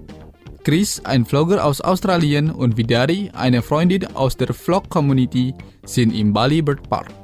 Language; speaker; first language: German; non-native, fluent; Indonesian